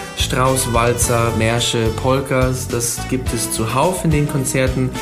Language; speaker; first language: German; non-native, fluent; English